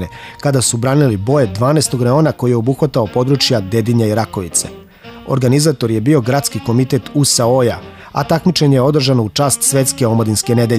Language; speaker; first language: Serbian; native; Serbian